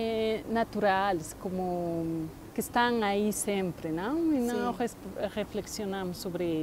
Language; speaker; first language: Portuguese; non-native, fluent; Spanish